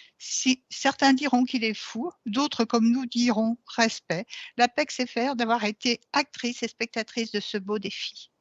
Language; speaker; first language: French; native; French